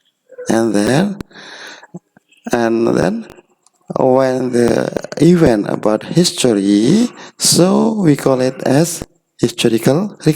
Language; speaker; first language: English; non-native, learner; Indonesian